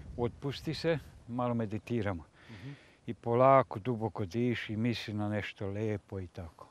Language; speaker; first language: Serbian; non-native, local second language; Hungarian